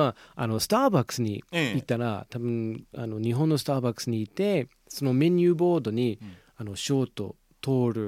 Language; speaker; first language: Japanese; non-native, fluent; English